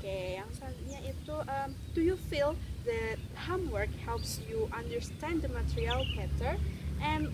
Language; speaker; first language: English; non-native, learner; Indonesian